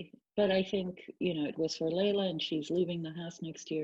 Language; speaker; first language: English; non-native, fluent; Turkish